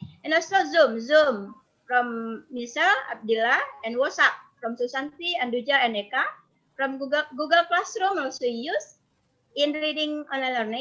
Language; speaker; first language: English; non-native, fluent; Indonesian